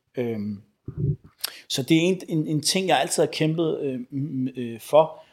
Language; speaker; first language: Danish; early bilingual, other home language; Arabic